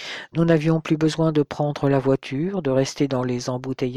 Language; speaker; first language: French; native; French